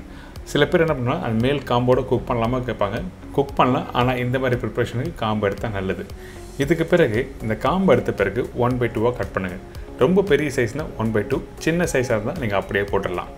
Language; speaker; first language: Tamil; native; Tamil